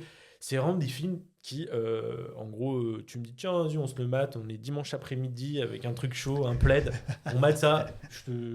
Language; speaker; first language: French; native; French